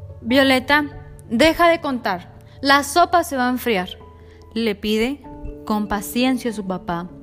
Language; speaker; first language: Spanish; native; Spanish